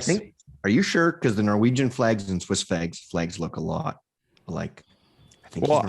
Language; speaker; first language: English; native; English